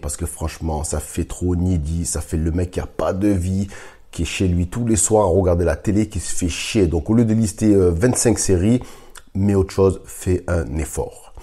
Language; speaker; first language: French; native; French